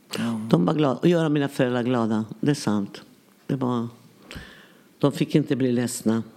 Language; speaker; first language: Swedish; early bilingual, other home language; Yiddish